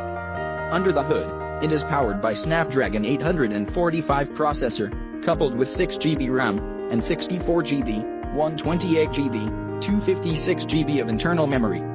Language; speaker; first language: English; non-native, local second language; Odia